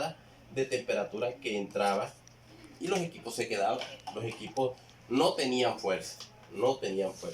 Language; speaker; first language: Spanish; native; Spanish